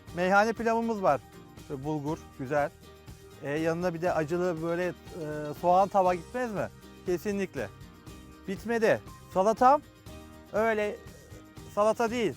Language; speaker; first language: Turkish; native; Turkish